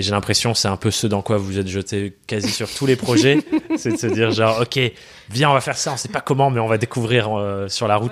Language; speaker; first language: French; native; French